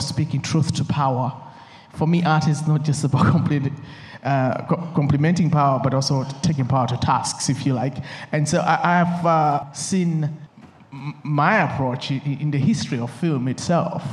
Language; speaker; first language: English; non-native, local second language; Nyanja